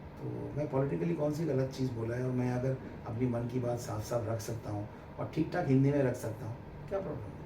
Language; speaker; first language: Hindi; non-native, local second language; Bangla